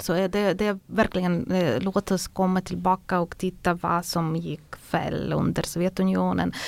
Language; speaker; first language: Swedish; non-native, fluent; Ukrainian